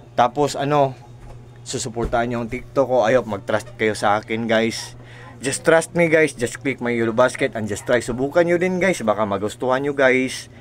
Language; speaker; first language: Filipino; non-native, local second language; Cebuano